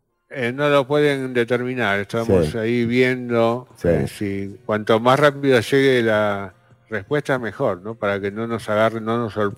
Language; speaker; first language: Spanish; native; Spanish